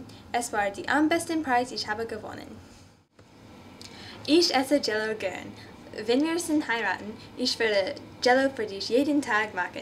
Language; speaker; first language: German; non-native, learner; English